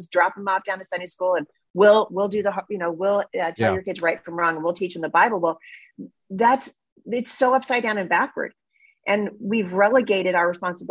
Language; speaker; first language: English; native; English